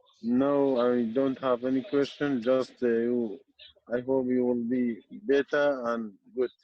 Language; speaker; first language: English; non-native, learner; Kurdish